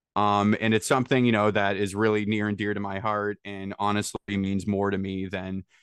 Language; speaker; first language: English; native; English